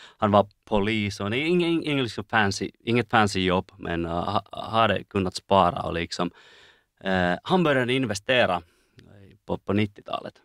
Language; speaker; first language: Swedish; non-native, local second language; Finnish